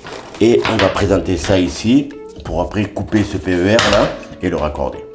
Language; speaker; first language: French; native; French